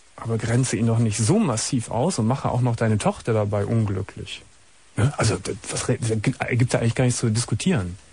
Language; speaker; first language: German; native; German